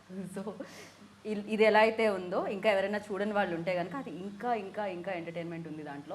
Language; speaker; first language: Telugu; native; Telugu